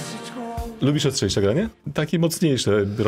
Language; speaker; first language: Polish; native; Polish